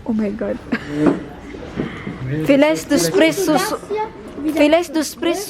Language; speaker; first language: German; non-native, learner; Cebuano